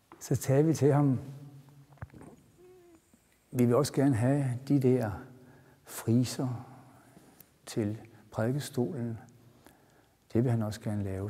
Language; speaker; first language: Danish; native; Danish